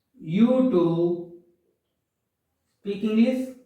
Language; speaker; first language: English; non-native, fluent; Gujarati